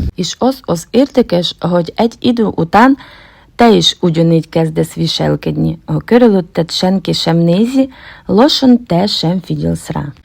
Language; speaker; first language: Hungarian; non-native, fluent; Ukrainian